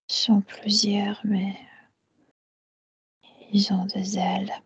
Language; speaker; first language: French; non-native, fluent; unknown